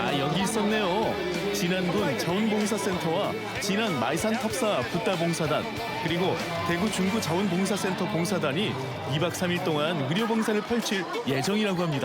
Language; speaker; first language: Korean; native; Korean